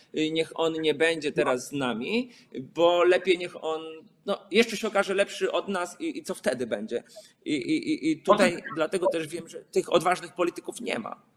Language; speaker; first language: Polish; native; Polish